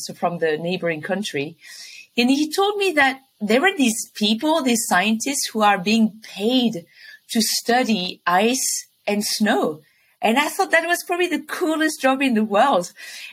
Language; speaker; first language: English; non-native, fluent; French